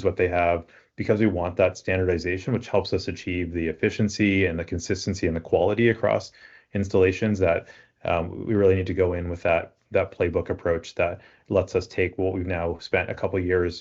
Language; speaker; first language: English; native; English